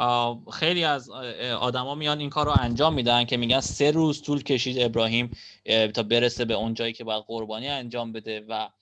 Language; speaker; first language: Persian; native; Persian